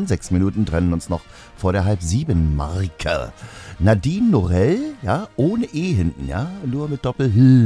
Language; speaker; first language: German; native; German